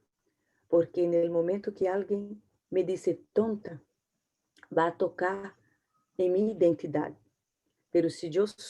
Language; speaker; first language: Portuguese; non-native, learner; Spanish